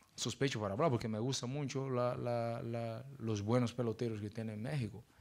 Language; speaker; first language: Spanish; non-native, fluent; Portuguese